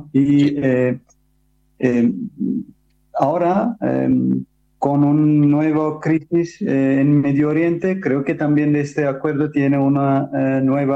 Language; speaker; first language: Spanish; non-native, fluent; Turkish